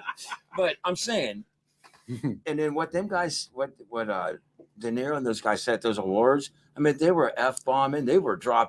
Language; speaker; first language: English; native; English